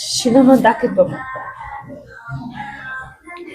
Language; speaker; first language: Japanese; non-native, fluent; Mongolian